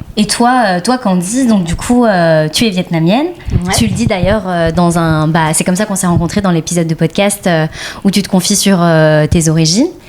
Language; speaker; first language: French; early bilingual, other home language; Vietnamese